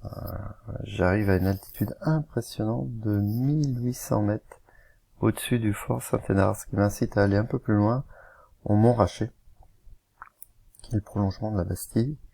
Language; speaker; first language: French; native; French